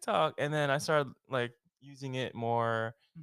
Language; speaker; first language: English; non-native, local second language; Filipino